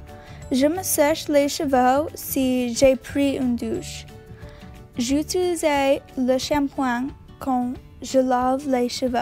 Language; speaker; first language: French; non-native, learner; English